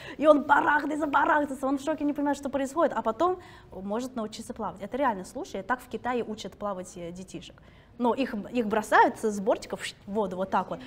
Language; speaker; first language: Russian; early bilingual, other home language; Chinese